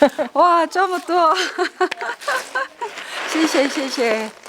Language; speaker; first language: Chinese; non-native, fluent; Korean